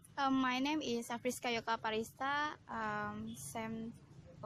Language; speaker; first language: English; non-native, learner; Indonesian